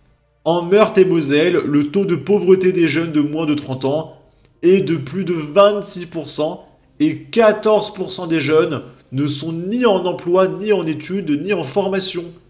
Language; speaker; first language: French; native; French